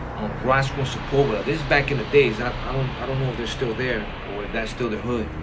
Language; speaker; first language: English; early bilingual, other home language; Spanish